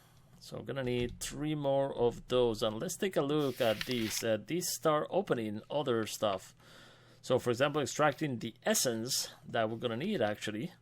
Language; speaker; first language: English; non-native, fluent; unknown